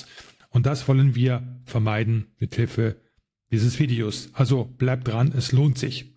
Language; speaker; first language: German; native; German